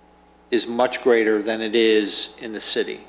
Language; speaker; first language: English; native; English